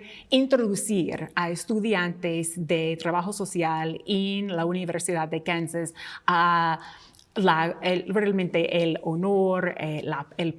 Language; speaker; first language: Spanish; non-native, fluent; English